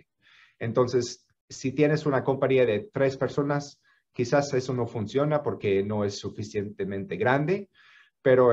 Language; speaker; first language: Spanish; non-native, fluent; English